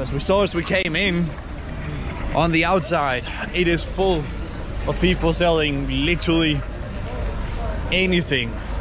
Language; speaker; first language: English; non-native, fluent; Danish